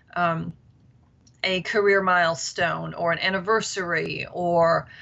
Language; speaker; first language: English; non-native, fluent; German